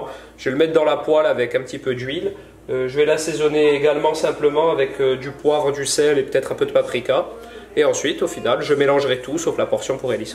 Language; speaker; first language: French; native; French